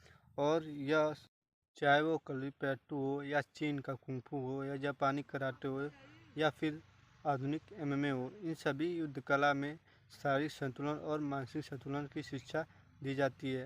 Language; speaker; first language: Hindi; native; Hindi